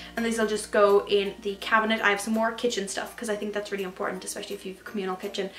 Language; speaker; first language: English; native; English